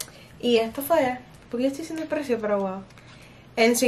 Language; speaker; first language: Spanish; early bilingual, heritage; Spanish